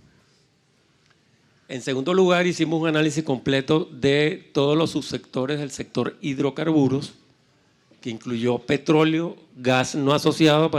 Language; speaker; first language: Spanish; native; Spanish